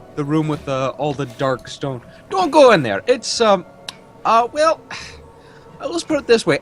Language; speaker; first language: English; native; English